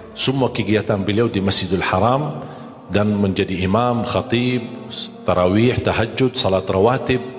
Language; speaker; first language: Malay; non-native, fluent; Arabic